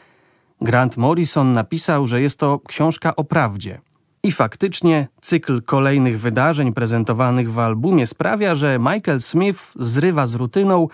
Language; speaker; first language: Polish; native; Polish